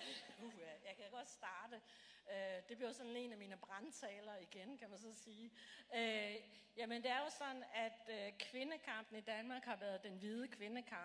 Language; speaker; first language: Danish; native; Danish